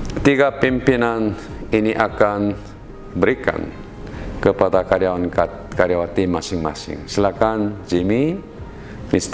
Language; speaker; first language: Indonesian; non-native, learner; Korean